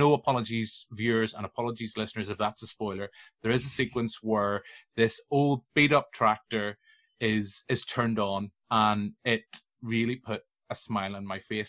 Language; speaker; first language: English; native; English